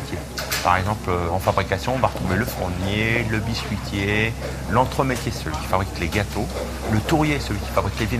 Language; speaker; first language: French; native; French